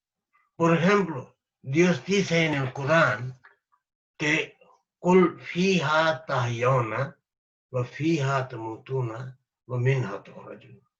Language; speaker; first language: Spanish; non-native, fluent; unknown